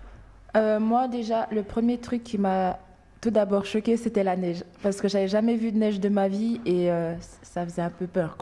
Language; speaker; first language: French; early bilingual, other home language; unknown